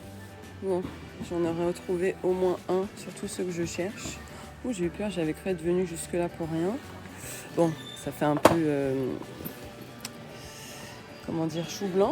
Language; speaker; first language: French; native; French